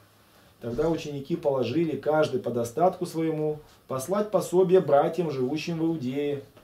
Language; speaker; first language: Russian; native; Russian